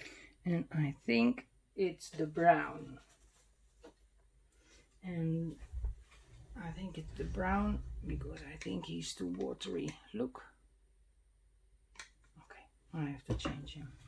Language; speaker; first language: English; non-native, fluent; Dutch